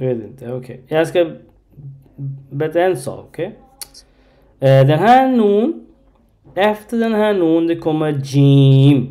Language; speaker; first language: Swedish; non-native, learner; Arabic